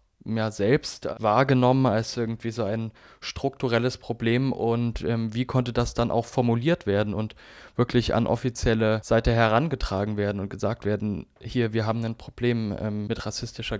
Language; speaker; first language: German; native; German